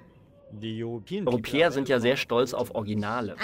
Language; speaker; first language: German; native; German